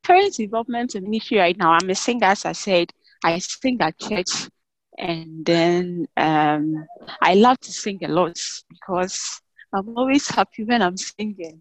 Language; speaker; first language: English; non-native, local second language; Akan